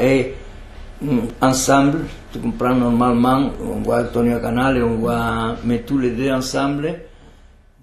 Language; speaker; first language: French; non-native, fluent; Spanish